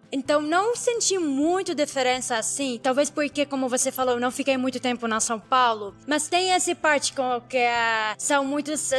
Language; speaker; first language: Portuguese; non-native, learner; Arabic